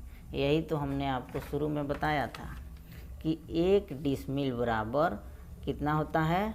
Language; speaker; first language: Hindi; native; Hindi